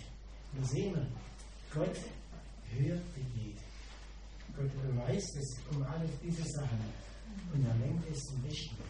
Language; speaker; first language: German; non-native, fluent; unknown